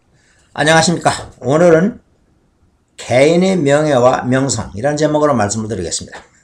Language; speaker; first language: Korean; native; Korean